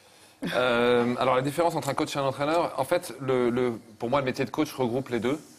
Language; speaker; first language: French; native; French